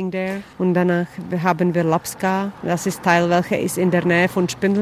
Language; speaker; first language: German; non-native, learner; Czech